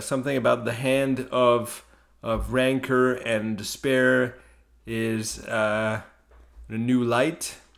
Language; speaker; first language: English; native; English